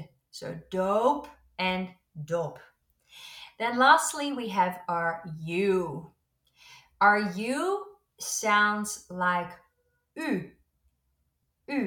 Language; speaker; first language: English; non-native, fluent; Dutch